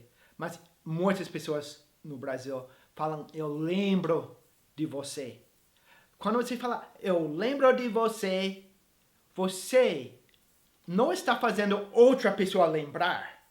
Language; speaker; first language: Portuguese; non-native, fluent; English